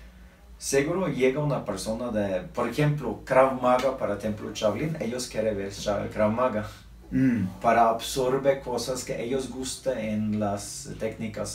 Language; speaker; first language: Spanish; non-native, learner; Norwegian